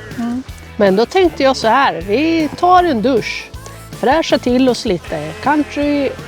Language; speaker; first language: Swedish; native; Swedish